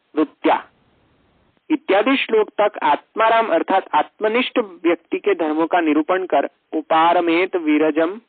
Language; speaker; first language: Hindi; non-native, local second language; Gujarati